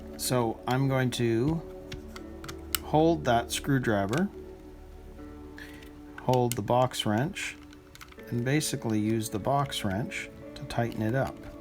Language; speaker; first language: English; native; English